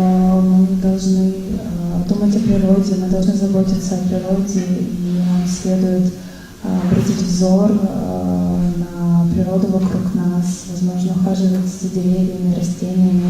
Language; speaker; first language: Russian; native; Russian